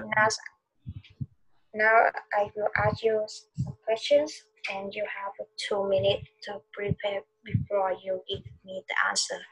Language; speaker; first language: English; non-native, learner; Vietnamese